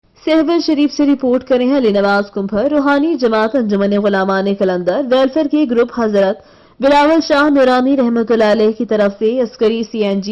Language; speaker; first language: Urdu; non-native, local second language; Sindhi